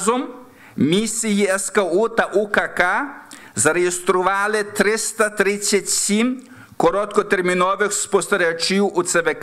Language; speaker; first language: Ukrainian; early bilingual, heritage; Ukrainian